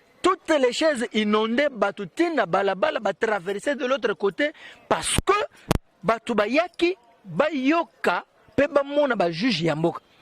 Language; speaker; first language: Lingala; native; Lingala